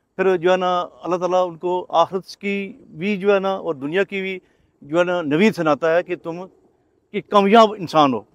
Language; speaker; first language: Urdu; non-native, local second language; Pahari-Potwari